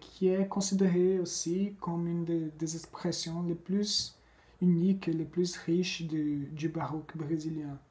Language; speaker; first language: French; non-native, fluent; Portuguese